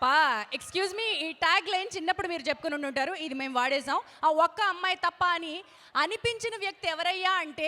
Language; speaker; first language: Telugu; native; Telugu